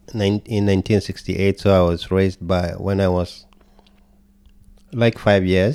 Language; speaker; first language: English; non-native, local second language; Gusii